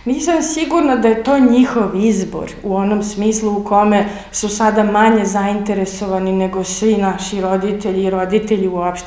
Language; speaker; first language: Serbian; native; Serbian